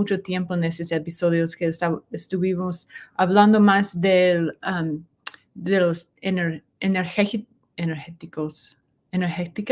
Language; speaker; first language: Spanish; non-native, learner; English